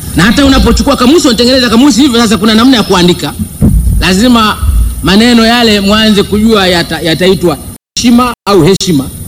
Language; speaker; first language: Swahili; native; Swahili